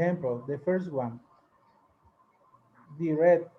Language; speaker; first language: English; non-native, learner; Spanish